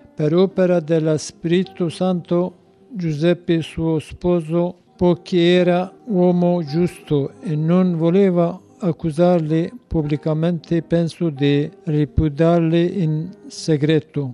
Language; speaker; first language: Italian; non-native, learner; Kurdish